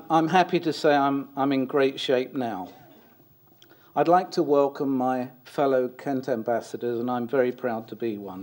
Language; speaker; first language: English; native; English